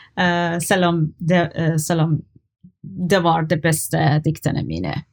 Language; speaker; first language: Norwegian; non-native, learner; Persian